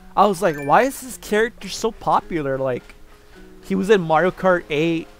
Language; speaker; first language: English; early bilingual, other home language; Spanish